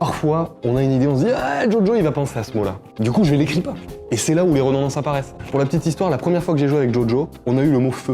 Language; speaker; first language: French; native; French